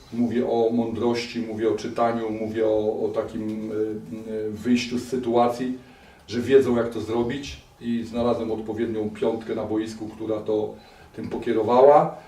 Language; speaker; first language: Polish; native; Polish